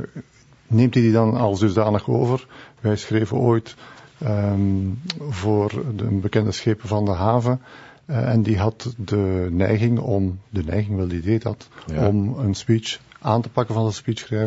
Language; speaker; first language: Dutch; native; Dutch